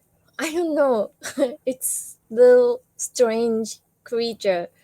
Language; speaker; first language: English; non-native, learner; Japanese